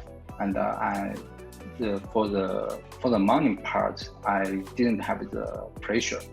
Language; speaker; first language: English; non-native, learner; Chinese